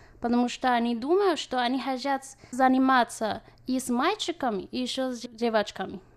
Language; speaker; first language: Russian; non-native, fluent; Chinese